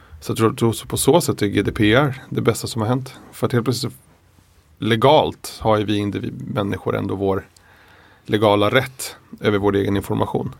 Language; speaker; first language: Swedish; early bilingual, other home language; Spanish